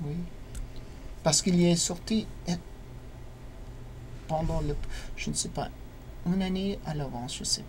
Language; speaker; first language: French; non-native, learner; English